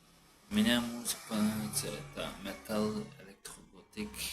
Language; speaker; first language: Russian; non-native, learner; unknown